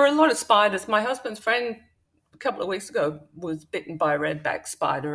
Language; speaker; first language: English; native; English